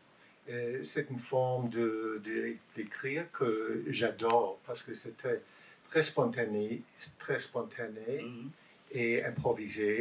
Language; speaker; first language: French; non-native, learner; English